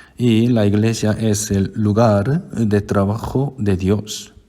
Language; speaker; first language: Spanish; non-native, fluent; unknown